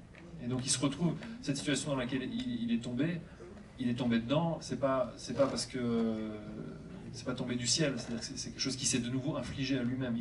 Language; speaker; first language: French; native; French